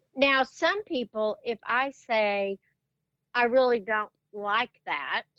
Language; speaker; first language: English; native; English